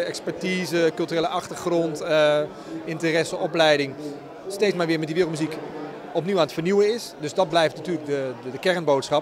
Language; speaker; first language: Dutch; native; Dutch